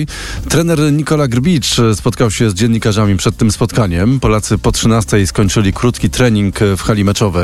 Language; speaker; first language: Polish; native; Polish